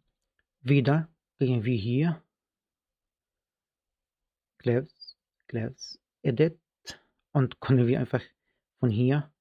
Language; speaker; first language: German; non-native, fluent; Arabic